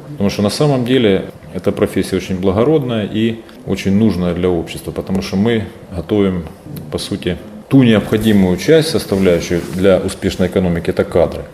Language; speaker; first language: Russian; native; Russian